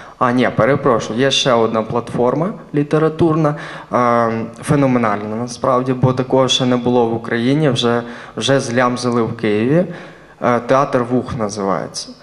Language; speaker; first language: Ukrainian; non-native, local second language; Russian